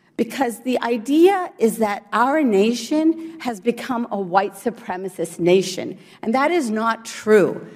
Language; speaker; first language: English; early bilingual, other home language; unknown